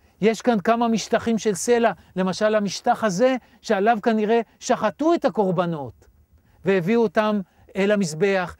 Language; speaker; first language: Hebrew; native; Hebrew